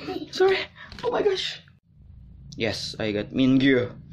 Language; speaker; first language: English; non-native, learner; Indonesian